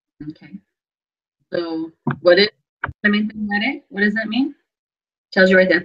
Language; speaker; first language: English; native; English